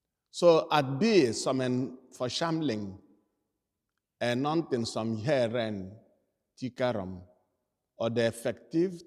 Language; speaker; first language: Swedish; non-native, fluent; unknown